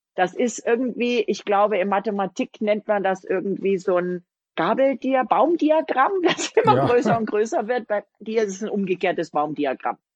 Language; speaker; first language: German; native; German